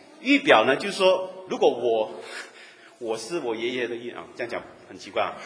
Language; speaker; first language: Chinese; native; Chinese